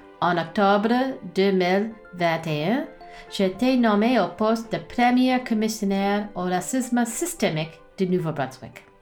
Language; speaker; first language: French; non-native, learner; English